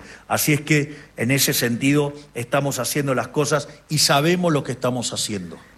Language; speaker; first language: Spanish; native; Spanish